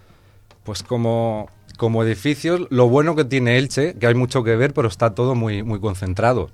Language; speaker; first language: Spanish; native; Spanish